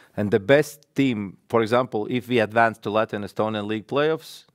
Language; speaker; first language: English; non-native, fluent; Latvian